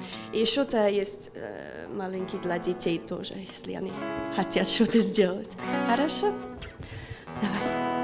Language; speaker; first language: Russian; non-native, local second language; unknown